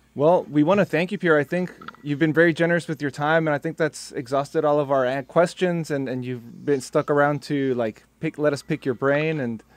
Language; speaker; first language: English; early bilingual, other home language; Spanish